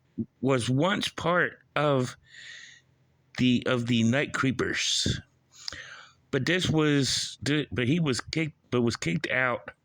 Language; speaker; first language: English; native; English